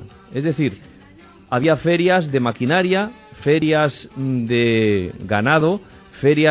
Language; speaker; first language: Spanish; native; Spanish